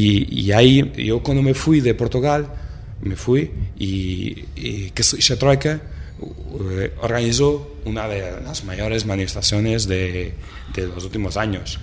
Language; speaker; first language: Spanish; non-native, fluent; Portuguese